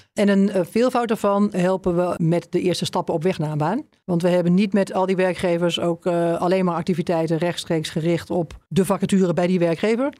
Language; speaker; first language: Dutch; native; Dutch